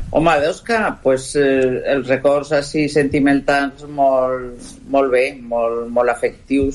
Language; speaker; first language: Catalan; non-native, local second language; Spanish